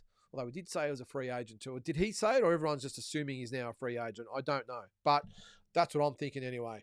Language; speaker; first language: English; native; English